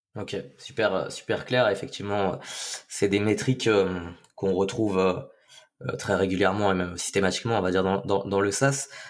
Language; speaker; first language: French; native; French